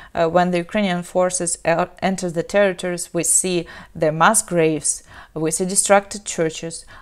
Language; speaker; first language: English; non-native, fluent; Ukrainian